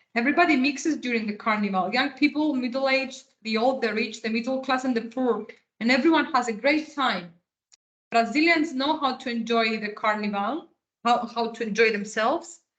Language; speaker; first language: English; non-native, fluent; Greek